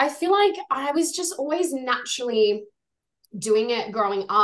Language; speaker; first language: English; native; English